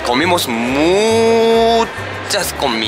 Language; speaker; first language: Spanish; non-native, learner; Japanese